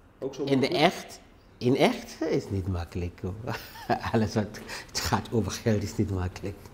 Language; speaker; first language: Dutch; non-native, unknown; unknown